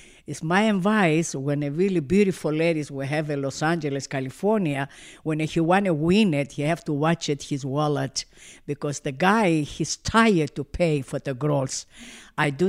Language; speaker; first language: English; non-native, learner; Greek